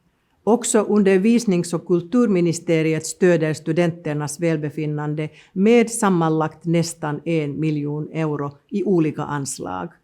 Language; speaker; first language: Swedish; non-native, local second language; Finnish